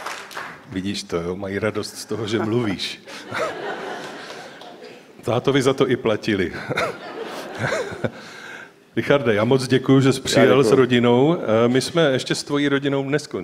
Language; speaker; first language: Czech; native; Czech